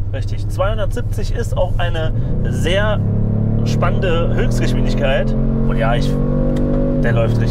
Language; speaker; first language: German; native; German